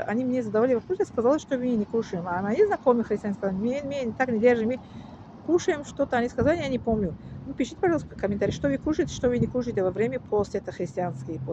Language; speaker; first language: Russian; non-native, learner; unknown